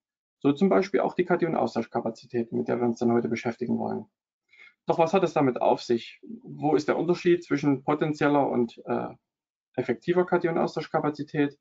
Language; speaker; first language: German; native; German